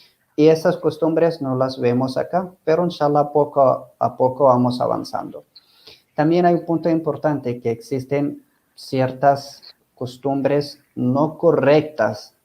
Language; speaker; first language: Spanish; non-native, fluent; Arabic